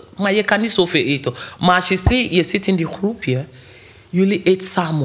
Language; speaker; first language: Dutch; non-native, learner; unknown